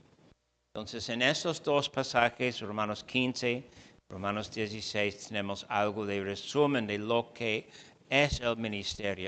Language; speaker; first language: Spanish; non-native, fluent; English